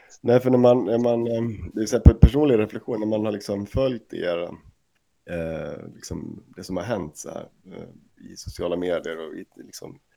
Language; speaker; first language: Swedish; native; Swedish